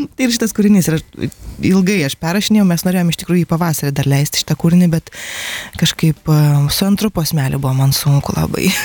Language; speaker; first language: Lithuanian; native; Lithuanian